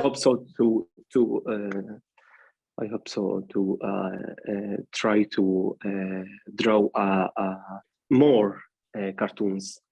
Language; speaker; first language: English; non-native, learner; Arabic